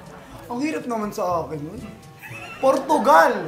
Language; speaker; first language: Filipino; native; Filipino